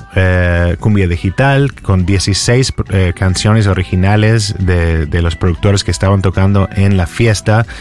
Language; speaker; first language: Spanish; non-native, fluent; English